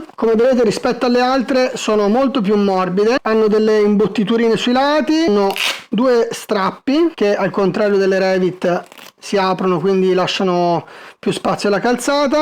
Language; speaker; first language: Italian; native; Italian